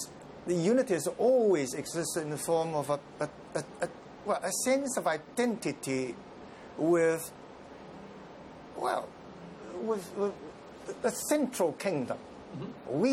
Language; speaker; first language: English; non-native, local second language; Cantonese